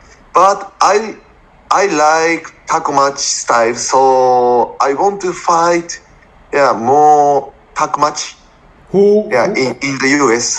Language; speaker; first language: English; non-native, learner; Japanese